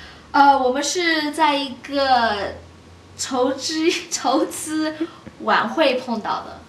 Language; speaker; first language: Chinese; non-native, learner; English